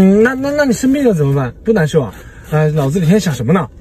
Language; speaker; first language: Chinese; native; Chinese